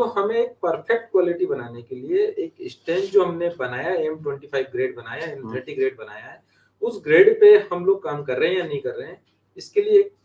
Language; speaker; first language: Hindi; native; Hindi